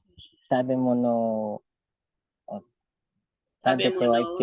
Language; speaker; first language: Japanese; non-native, learner; Filipino